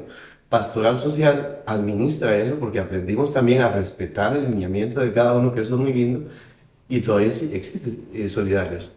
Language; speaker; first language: Spanish; native; Spanish